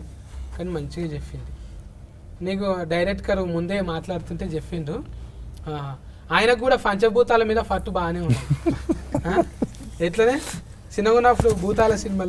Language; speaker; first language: Telugu; native; Telugu